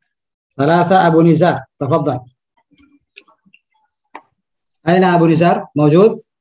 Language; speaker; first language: Arabic; non-native, fluent; Indonesian